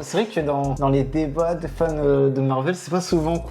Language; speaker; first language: French; native; French